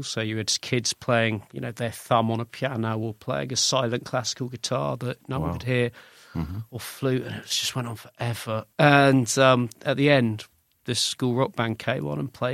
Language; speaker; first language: English; native; English